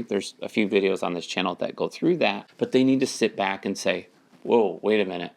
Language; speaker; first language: English; native; English